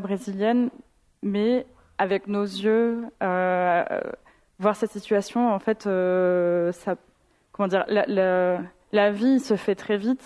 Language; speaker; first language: French; native; French